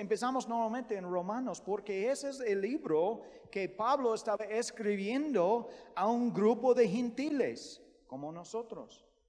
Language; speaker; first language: Spanish; non-native, fluent; English